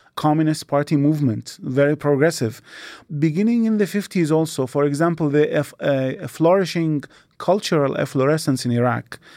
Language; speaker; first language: English; non-native, fluent; Arabic